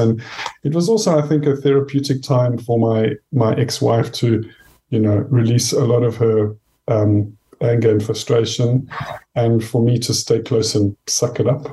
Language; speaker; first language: English; native; English